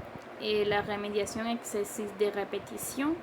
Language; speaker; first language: French; non-native, learner; Spanish